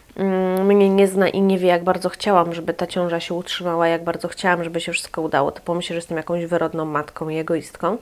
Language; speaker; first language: Polish; native; Polish